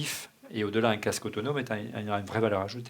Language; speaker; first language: French; native; French